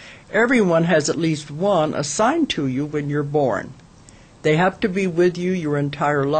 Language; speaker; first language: English; native; English